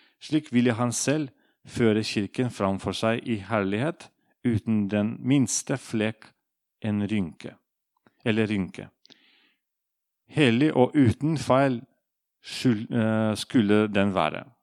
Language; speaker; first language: Norwegian; non-native, fluent; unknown